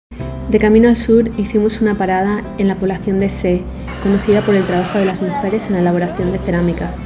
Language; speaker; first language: Spanish; native; Spanish